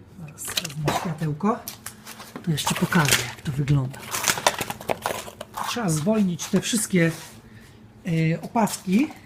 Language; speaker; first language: Polish; native; Polish